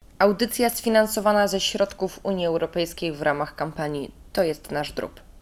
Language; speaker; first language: Polish; native; Polish